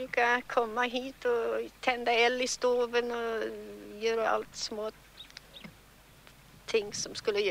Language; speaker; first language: Swedish; early bilingual, heritage; Swedish